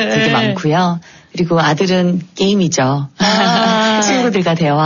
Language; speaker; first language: Korean; native; Korean